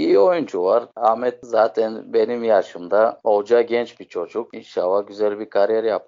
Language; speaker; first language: Turkish; native; Turkish